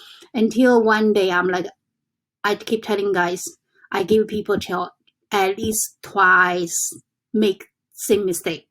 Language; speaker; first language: English; non-native, fluent; Chinese